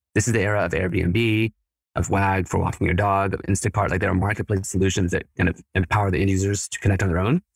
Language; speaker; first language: English; early bilingual, other home language; Spanish